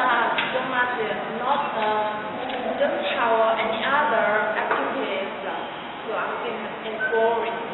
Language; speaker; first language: English; non-native, learner; Chinese